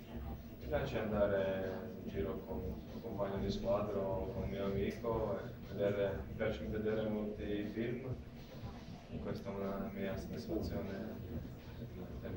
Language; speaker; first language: Italian; non-native, learner; Latvian